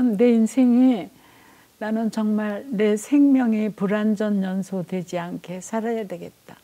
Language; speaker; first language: Korean; native; Korean